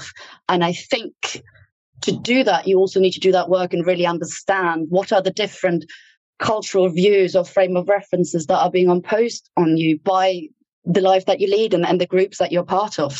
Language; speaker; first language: English; non-native, fluent; German